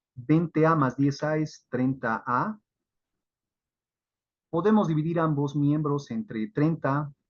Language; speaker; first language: Spanish; native; Spanish